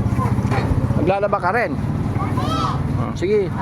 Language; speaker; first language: Filipino; native; Filipino